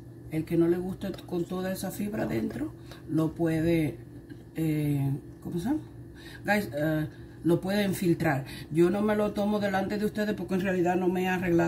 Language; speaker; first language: Spanish; native; Spanish